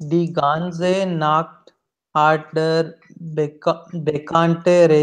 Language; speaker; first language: German; non-native, learner; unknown